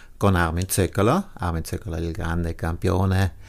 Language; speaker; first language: Italian; non-native, local second language; German